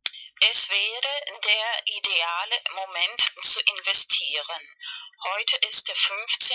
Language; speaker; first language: German; non-native, learner; Spanish